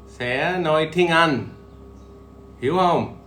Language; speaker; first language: Vietnamese; non-native, learner; English